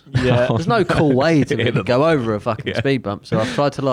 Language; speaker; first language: English; native; English